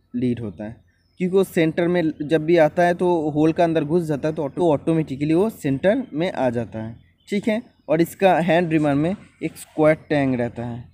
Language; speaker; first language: Hindi; non-native, local second language; Bangla